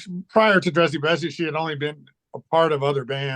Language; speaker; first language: English; native; English